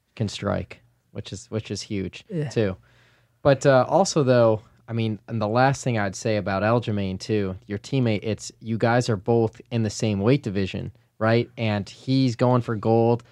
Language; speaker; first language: English; native; English